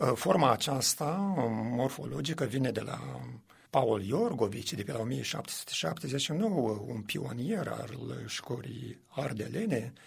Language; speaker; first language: Romanian; native; Romanian